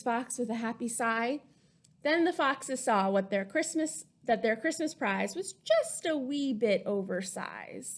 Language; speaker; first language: English; native; English